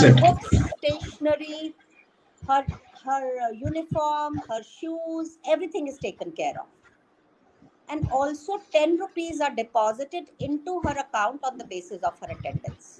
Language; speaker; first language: English; non-native, local second language; Hindi